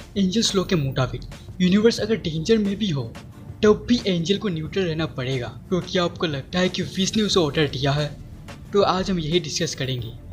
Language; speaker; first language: Hindi; non-native, local second language; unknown